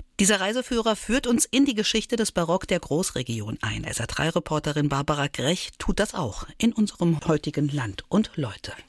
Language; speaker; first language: German; native; German